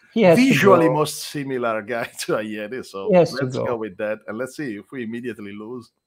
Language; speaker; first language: English; non-native, fluent; Italian